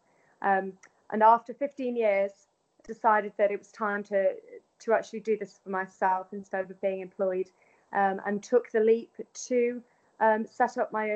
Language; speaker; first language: English; native; English